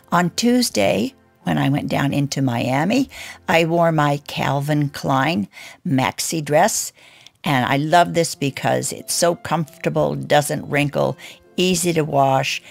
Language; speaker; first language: English; native; English